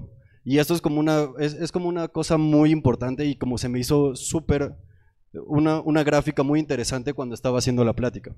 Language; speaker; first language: Spanish; native; Spanish